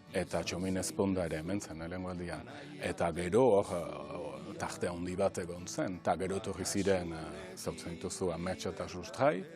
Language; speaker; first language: Basque; native; Basque